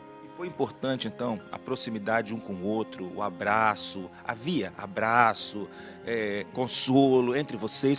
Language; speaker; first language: Portuguese; native; Portuguese